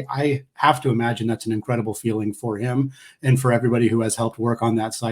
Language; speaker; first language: English; native; English